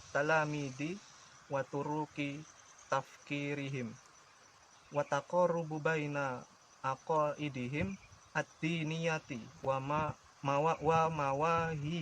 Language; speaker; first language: Arabic; non-native, learner; Indonesian